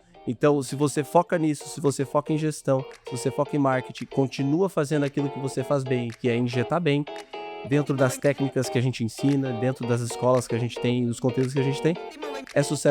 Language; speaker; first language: Portuguese; native; Portuguese